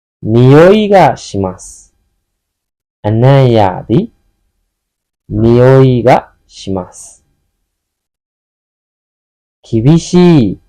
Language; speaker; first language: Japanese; non-native, fluent; Burmese